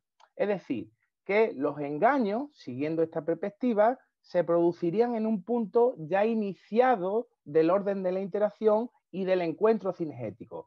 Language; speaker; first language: Spanish; native; Spanish